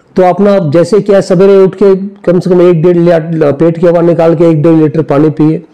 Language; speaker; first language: Hindi; native; Hindi